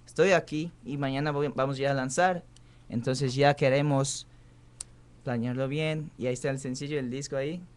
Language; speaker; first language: Spanish; early bilingual, heritage; Spanish